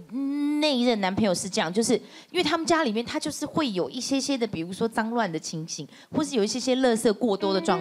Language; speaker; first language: Chinese; native; Chinese